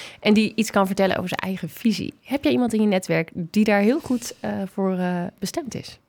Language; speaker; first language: Dutch; native; Dutch